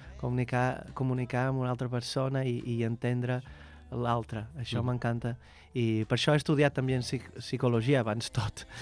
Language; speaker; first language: Catalan; non-native, fluent; Portuguese